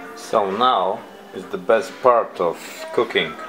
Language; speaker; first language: English; non-native, learner; Polish